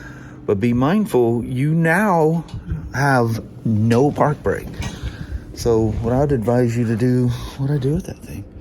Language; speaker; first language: English; native; English